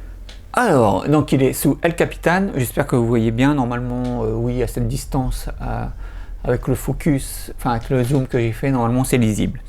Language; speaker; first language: French; native; French